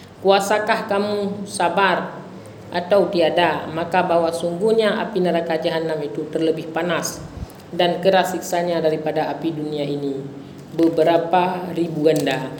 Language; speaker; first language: Indonesian; non-native, local second language; Achinese